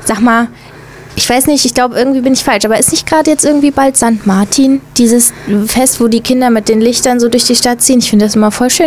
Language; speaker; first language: German; native; German